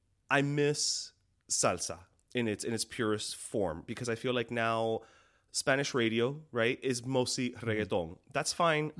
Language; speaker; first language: English; early bilingual, other home language; Spanish